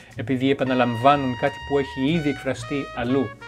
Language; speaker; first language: Greek; non-native, fluent; French